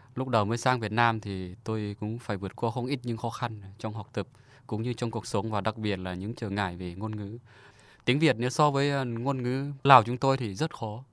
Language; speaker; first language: Vietnamese; non-native, fluent; Lao